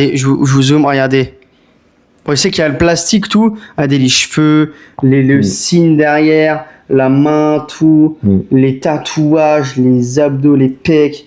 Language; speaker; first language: French; native; French